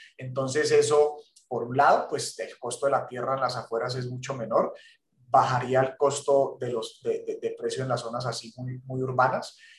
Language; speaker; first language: Spanish; native; Spanish